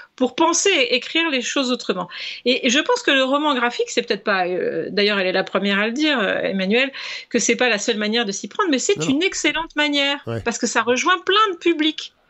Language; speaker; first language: French; native; French